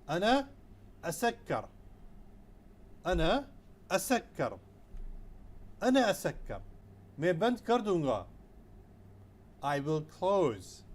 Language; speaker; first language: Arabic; non-native, fluent; Urdu